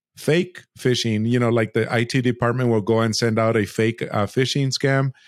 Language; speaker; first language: English; early bilingual, other home language; Spanish